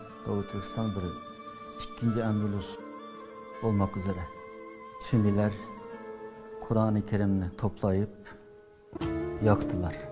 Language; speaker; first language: Turkish; non-native, learner; Uyghur